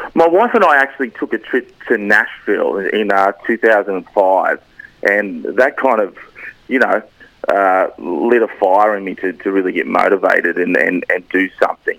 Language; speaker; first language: English; native; English